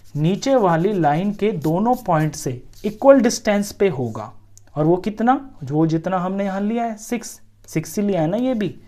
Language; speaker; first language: Hindi; native; Hindi